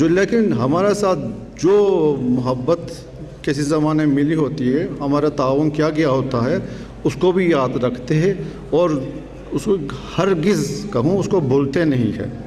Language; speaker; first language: Urdu; non-native, fluent; Turkish